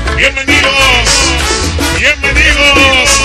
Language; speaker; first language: Spanish; native; Spanish